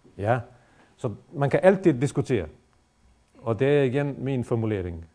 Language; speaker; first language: Danish; non-native, fluent; Bosnian